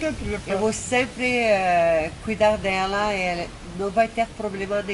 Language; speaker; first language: Portuguese; non-native, fluent; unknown